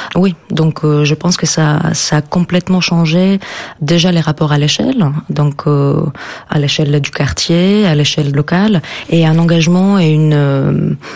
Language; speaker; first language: French; non-native, fluent; Greek